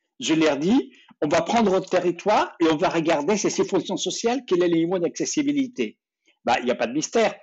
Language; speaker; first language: French; non-native, fluent; Spanish